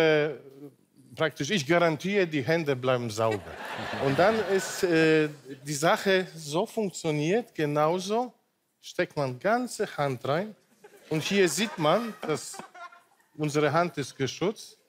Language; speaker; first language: German; non-native, local second language; Polish